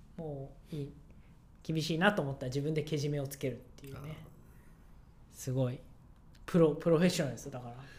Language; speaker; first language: Japanese; native; Japanese